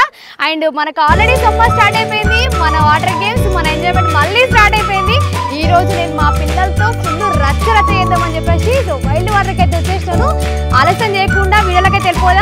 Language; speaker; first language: Telugu; native; Telugu